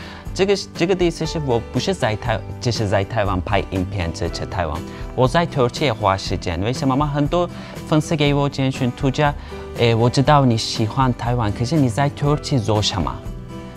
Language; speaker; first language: Chinese; non-native, fluent; Turkish